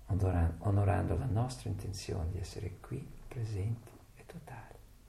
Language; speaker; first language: Italian; native; Italian